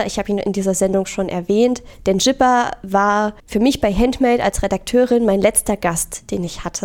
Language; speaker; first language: German; native; German